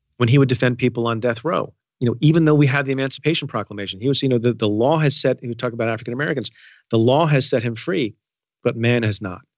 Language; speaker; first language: English; early bilingual, other home language; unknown